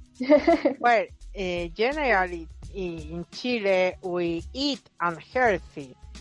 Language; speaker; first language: English; non-native, fluent; Spanish